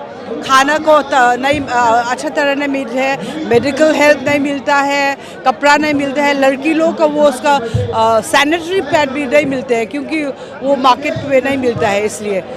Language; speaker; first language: Hindi; non-native, local second language; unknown